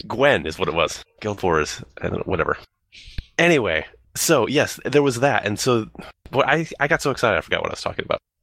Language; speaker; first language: English; native; English